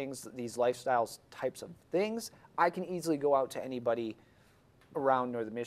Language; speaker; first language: English; native; English